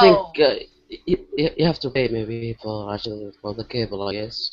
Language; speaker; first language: English; non-native, learner; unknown